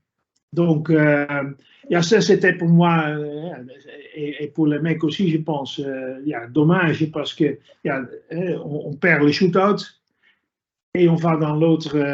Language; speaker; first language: French; non-native, fluent; Dutch